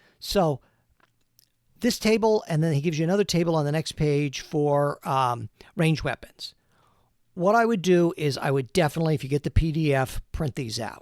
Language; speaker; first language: English; native; English